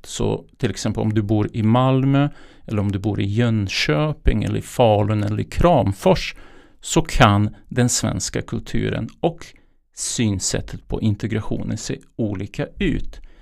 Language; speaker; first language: Swedish; non-native, fluent; Bosnian